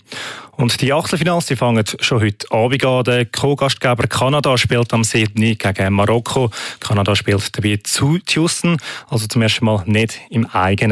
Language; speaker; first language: German; native; German